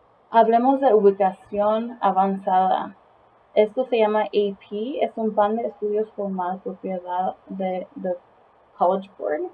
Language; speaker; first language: Spanish; early bilingual, heritage; Spanish